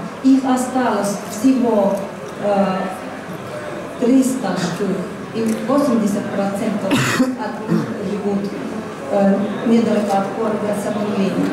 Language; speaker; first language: Russian; non-native, fluent; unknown